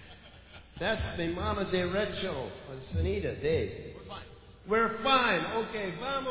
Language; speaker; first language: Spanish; non-native, learner; English